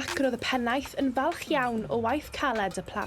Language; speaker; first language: Welsh; native; Welsh